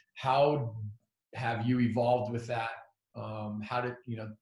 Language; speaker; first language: English; native; English